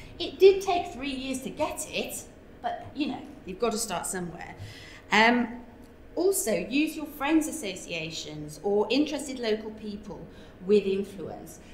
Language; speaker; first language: English; native; English